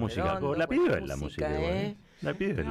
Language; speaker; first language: Spanish; native; Spanish